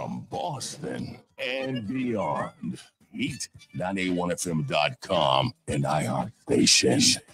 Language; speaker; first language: English; native; English